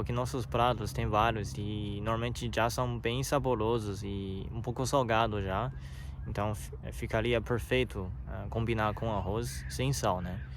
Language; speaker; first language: Portuguese; non-native, learner; Chinese